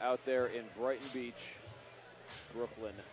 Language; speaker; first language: English; native; English